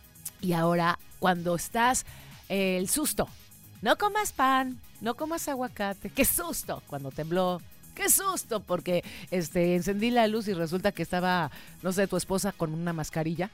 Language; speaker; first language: Spanish; native; Spanish